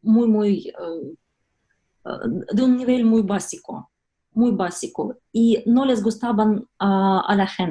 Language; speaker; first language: Spanish; non-native, fluent; Russian